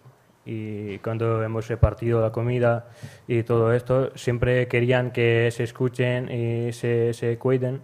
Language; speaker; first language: Spanish; non-native, learner; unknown